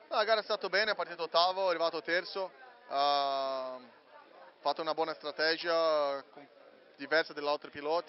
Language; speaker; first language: Italian; non-native, learner; Portuguese